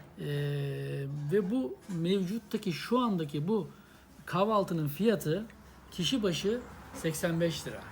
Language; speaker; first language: Turkish; native; Turkish